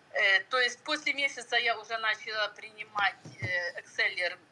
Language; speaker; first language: Russian; non-native, local second language; Ukrainian